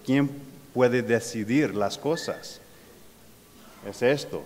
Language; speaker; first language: Spanish; non-native, fluent; English